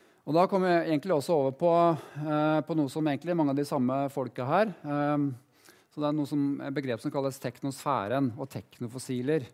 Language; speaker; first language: Norwegian; native; Norwegian